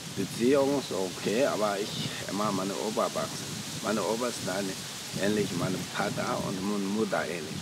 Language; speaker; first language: German; non-native, learner; Tibetan